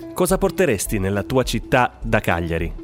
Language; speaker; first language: Italian; native; Italian